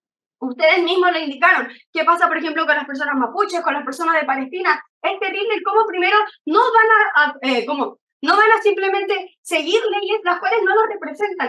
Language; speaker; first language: Spanish; native; Spanish